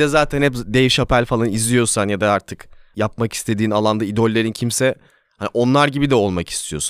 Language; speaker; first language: Turkish; native; Turkish